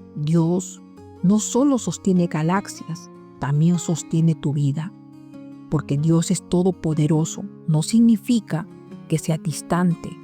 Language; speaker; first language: Spanish; native; Spanish